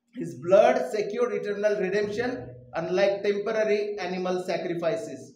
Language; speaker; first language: English; non-native, local second language; Marathi